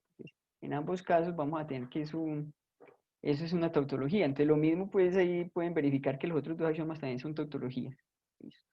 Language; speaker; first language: Spanish; native; Spanish